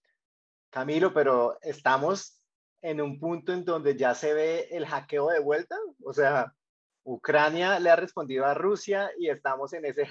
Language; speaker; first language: Spanish; native; Spanish